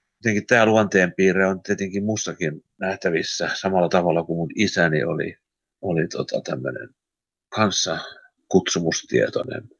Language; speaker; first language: Finnish; early bilingual, heritage; Finnish